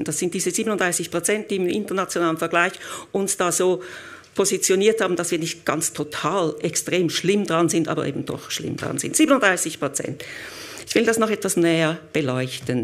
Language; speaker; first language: German; native; German